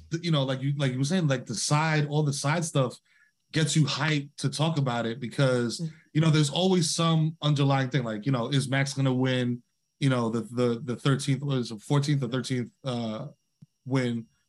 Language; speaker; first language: English; native; English